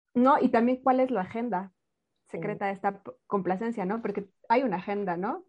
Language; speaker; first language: Spanish; native; Spanish